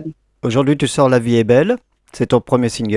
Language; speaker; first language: French; native; French